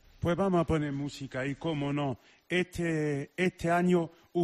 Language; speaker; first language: Spanish; native; Spanish